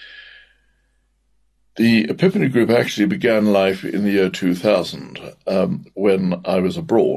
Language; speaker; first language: English; native; English